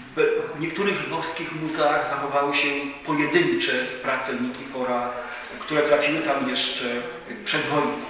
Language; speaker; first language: Polish; native; Polish